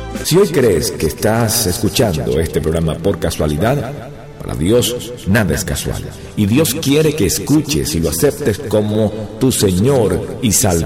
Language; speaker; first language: Spanish; native; Spanish